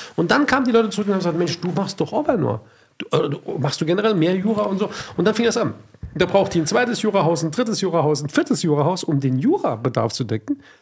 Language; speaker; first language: German; native; German